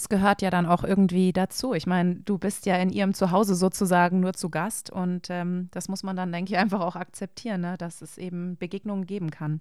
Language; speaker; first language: German; native; German